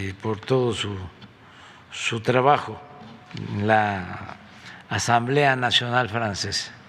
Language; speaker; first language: Spanish; native; Spanish